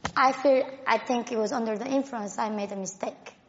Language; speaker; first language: English; non-native, fluent; Korean